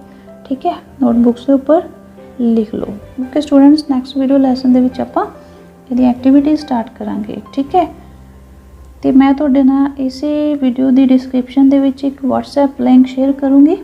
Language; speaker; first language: Punjabi; native; Punjabi